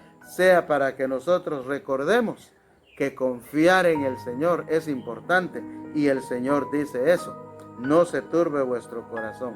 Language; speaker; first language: Spanish; native; Spanish